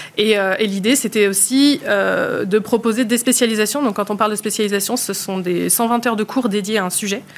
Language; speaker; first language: French; native; French